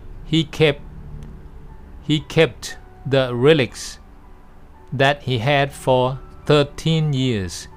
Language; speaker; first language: English; non-native, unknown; Thai